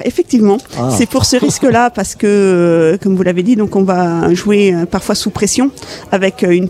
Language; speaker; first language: French; native; French